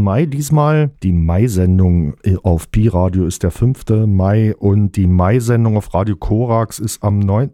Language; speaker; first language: German; native; German